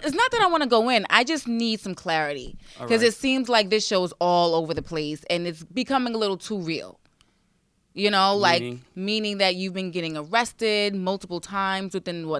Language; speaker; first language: English; native; English